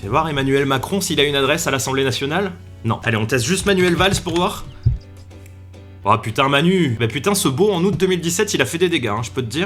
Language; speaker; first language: French; native; French